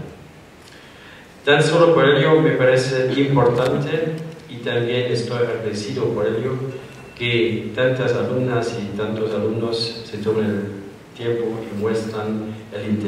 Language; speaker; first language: Spanish; non-native, fluent; German